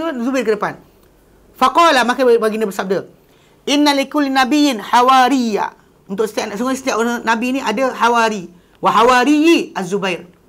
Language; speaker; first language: Malay; native; Malay